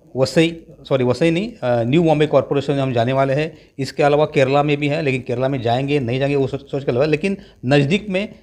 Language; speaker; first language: Hindi; non-native, local second language; Marathi